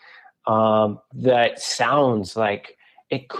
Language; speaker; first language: English; native; English